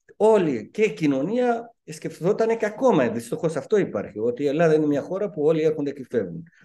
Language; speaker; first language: Greek; non-native, fluent; Persian